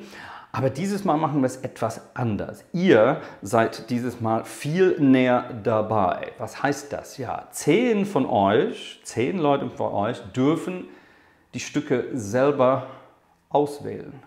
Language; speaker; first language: German; non-native, fluent; English